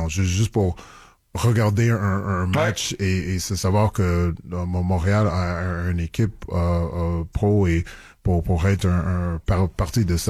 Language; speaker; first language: French; non-native, local second language; English